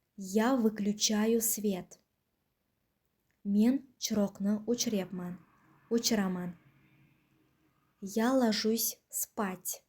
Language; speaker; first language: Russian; non-native, local second language; Uzbek